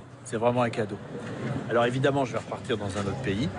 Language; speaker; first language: French; native; French